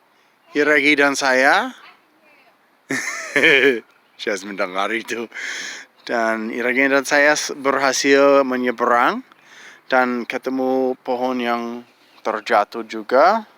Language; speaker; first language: Indonesian; non-native, fluent; English